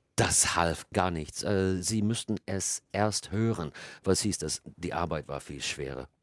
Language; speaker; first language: German; non-native, fluent; English